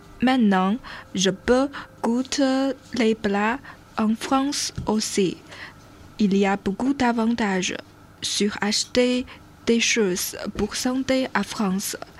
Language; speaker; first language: French; non-native, learner; Chinese